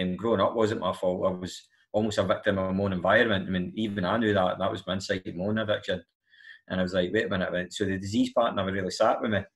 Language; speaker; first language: English; native; English